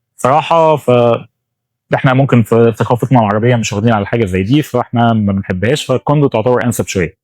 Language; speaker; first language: Egyptian Arabic; native; Egyptian Arabic